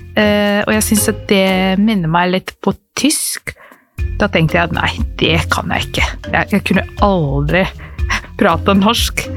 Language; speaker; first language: Norwegian; non-native, fluent; Serbian